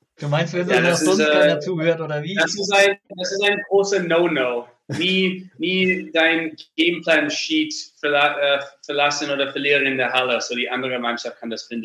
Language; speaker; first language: German; non-native, learner; English